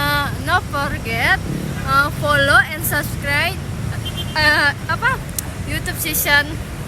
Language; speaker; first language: English; non-native, learner; Indonesian